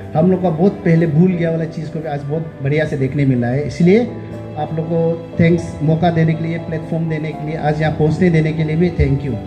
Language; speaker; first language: Hindi; non-native, local second language; Nyishi